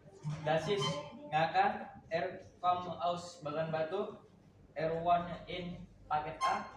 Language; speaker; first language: German; non-native, learner; Indonesian